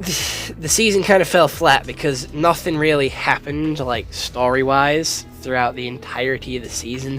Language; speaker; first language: English; native; English